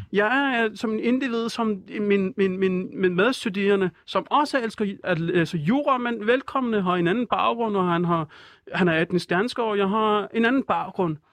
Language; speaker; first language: Danish; non-native, fluent; Persian